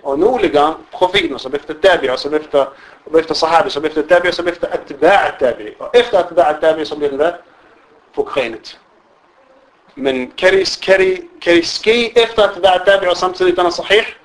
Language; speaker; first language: Danish; non-native, fluent; Arabic